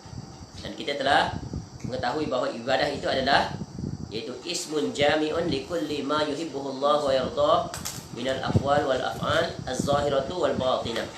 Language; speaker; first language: Malay; native; Malay